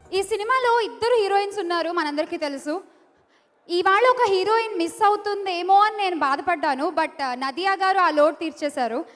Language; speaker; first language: Telugu; native; Telugu